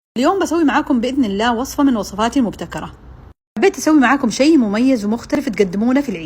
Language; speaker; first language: Arabic; native; Arabic